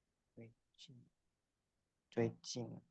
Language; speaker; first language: Chinese; non-native, learner; Indonesian